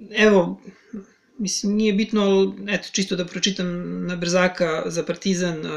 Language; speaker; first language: Serbian; native; Serbian